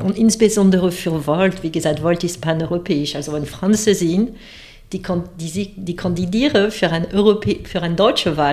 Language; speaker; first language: German; non-native, fluent; French